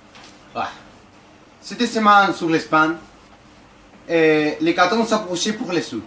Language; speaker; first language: French; non-native, learner; Spanish